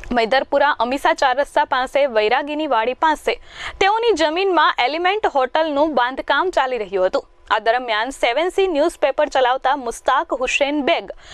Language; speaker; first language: Gujarati; native; Gujarati